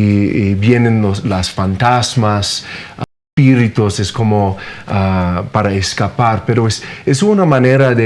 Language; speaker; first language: Spanish; non-native, fluent; English